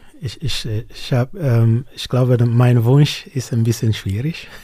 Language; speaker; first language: German; non-native, learner; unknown